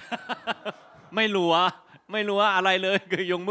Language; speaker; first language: Thai; non-native, fluent; Korean